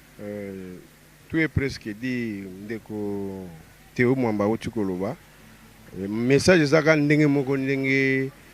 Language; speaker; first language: Lingala; native; Lingala